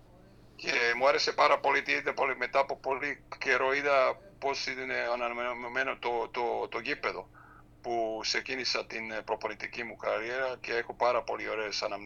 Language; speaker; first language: Greek; non-native, fluent; Serbian